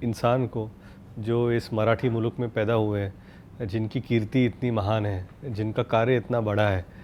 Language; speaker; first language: Hindi; non-native, local second language; Marathi